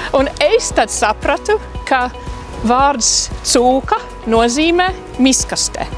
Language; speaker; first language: Latvian; non-native, fluent; English